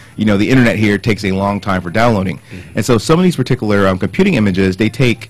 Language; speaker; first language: English; native; English